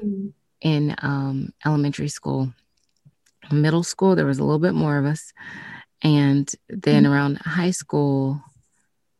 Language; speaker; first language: English; native; English